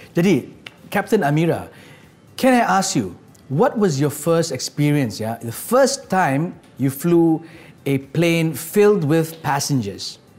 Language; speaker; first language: English; non-native, local second language; Malay